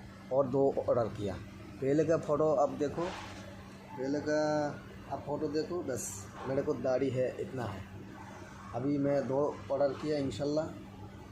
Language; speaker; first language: Hindi; non-native, learner; Bangla